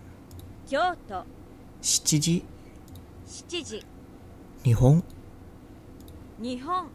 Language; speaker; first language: Japanese; non-native, learner; English